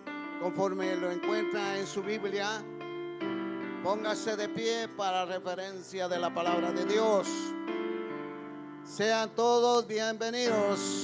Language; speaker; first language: Spanish; native; Spanish